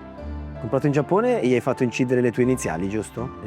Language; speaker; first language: Italian; native; Italian